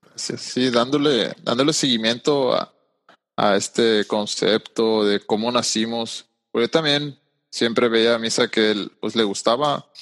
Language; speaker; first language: Spanish; native; Spanish